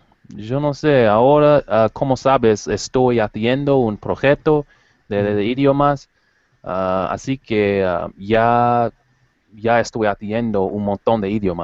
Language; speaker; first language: Spanish; non-native, learner; English